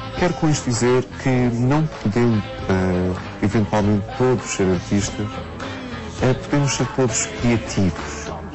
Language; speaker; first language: Portuguese; early bilingual, other home language; Persian